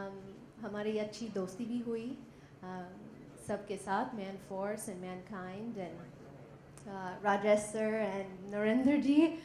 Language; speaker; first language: Hindi; non-native, learner; English